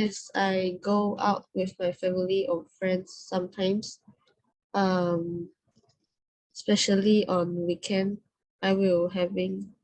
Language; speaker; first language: English; non-native, learner; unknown